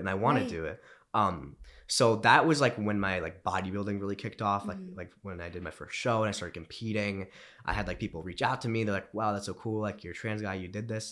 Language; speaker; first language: English; early bilingual, other home language; Romanian